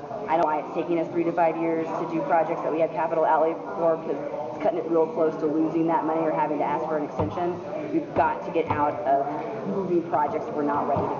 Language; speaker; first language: English; native; English